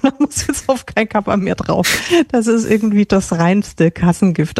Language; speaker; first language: German; native; German